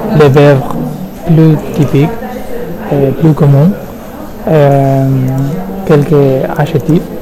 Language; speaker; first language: French; non-native, learner; Spanish